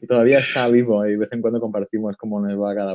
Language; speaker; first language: Spanish; native; Spanish